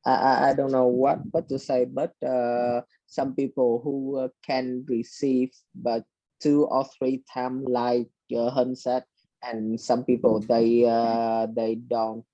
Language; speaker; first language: English; non-native, learner; Vietnamese